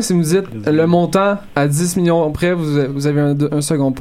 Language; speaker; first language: French; native; French